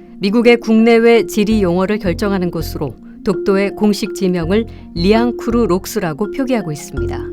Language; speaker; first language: Korean; native; Korean